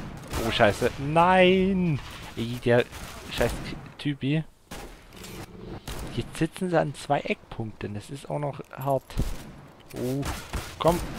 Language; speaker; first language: German; native; German